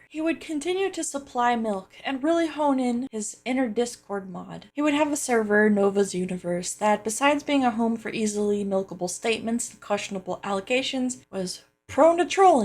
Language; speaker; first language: English; native; English